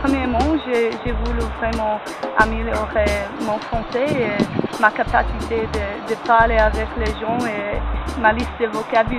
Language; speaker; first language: French; non-native, fluent; English